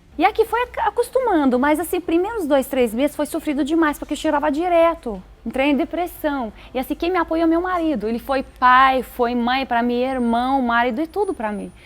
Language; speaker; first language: Portuguese; non-native, fluent; Arabic